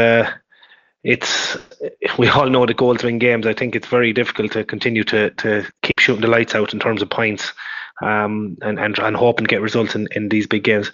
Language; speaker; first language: English; native; English